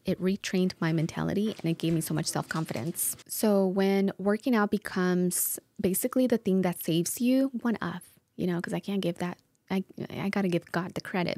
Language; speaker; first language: English; early bilingual, other home language; Spanish